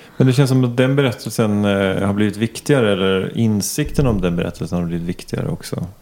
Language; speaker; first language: Swedish; native; Swedish